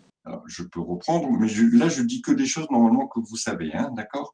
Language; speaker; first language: French; native; French